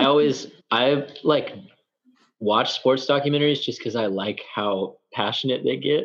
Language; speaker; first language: English; native; English